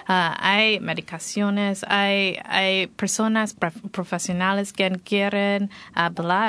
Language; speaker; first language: Spanish; non-native, learner; English